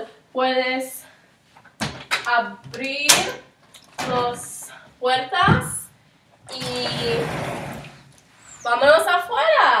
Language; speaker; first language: Spanish; non-native, learner; English